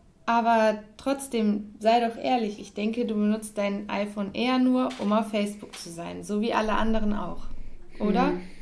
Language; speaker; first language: German; non-native, fluent; French